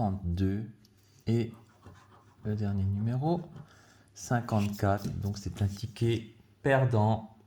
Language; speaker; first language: French; native; French